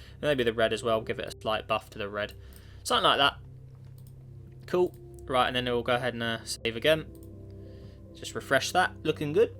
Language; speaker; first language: English; native; English